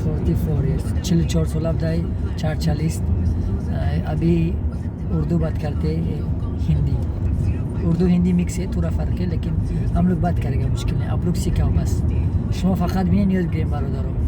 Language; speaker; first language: Hindi; non-native, learner; Tajik